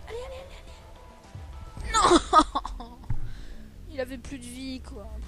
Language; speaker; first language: French; native; French